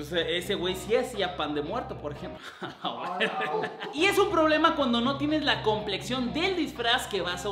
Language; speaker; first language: Spanish; native; Spanish